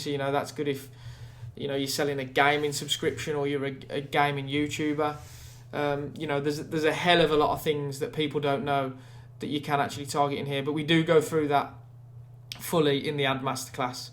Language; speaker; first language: English; native; English